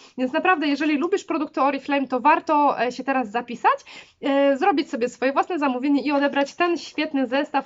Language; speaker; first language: Polish; native; Polish